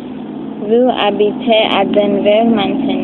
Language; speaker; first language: French; non-native, learner; English